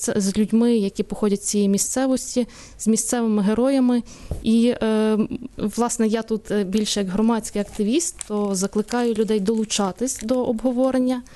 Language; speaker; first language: Ukrainian; native; Ukrainian